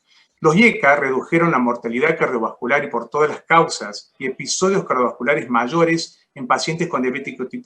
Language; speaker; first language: Spanish; native; Spanish